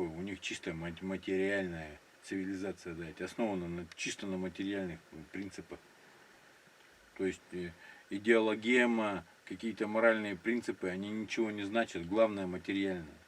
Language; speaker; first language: Russian; native; Russian